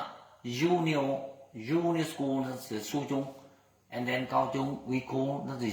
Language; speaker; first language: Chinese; non-native, learner; Vietnamese